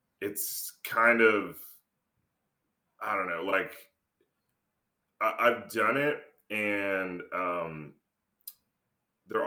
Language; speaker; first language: English; native; English